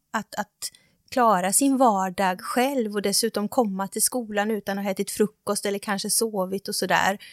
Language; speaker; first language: Swedish; native; Swedish